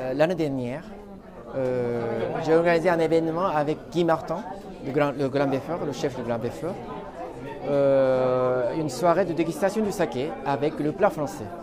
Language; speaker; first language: French; non-native, fluent; Japanese